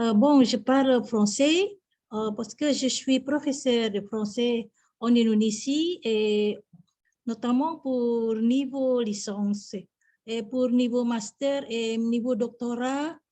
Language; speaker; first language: French; non-native, fluent; Indonesian